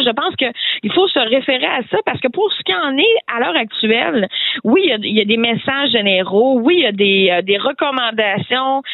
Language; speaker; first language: French; native; French